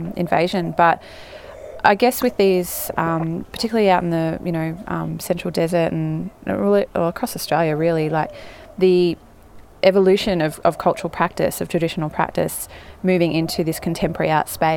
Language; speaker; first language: English; native; English